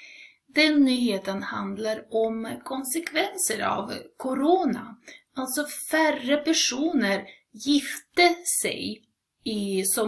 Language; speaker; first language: Swedish; non-native, fluent; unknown